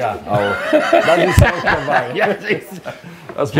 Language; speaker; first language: German; non-native, learner; Italian